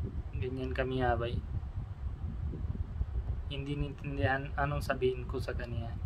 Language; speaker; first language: Filipino; non-native, learner; Punjabi